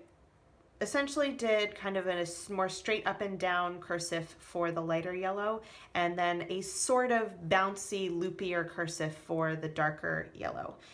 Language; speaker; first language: English; native; English